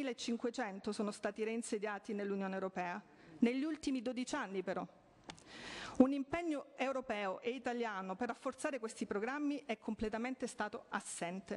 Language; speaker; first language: Italian; native; Italian